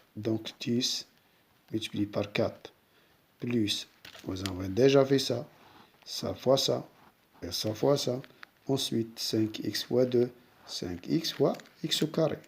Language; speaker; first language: French; non-native, local second language; Arabic